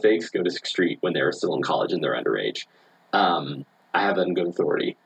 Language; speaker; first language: English; native; English